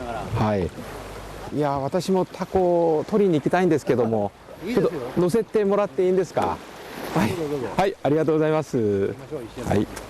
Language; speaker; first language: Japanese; non-native, fluent; Korean